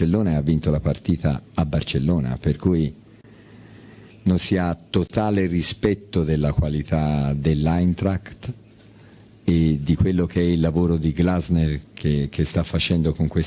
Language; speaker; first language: Italian; native; Italian